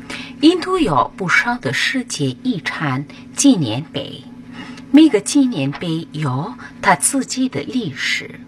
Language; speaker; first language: Chinese; non-native, fluent; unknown